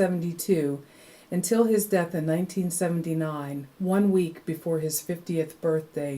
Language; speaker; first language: English; native; English